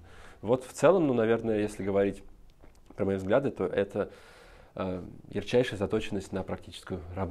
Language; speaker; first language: Russian; native; Russian